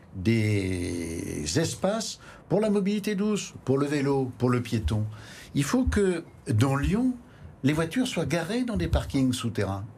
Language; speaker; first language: French; native; French